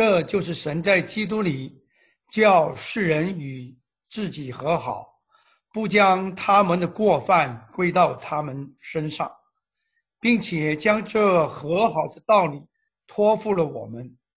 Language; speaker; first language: Chinese; native; Chinese